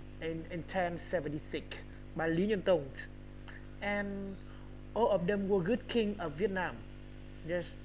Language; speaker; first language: English; non-native, learner; Vietnamese